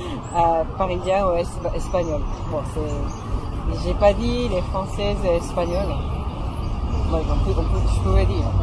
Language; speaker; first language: French; non-native, fluent; Japanese